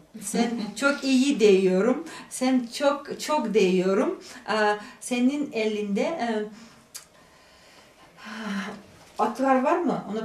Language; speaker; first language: Turkish; non-native, learner; Chuvash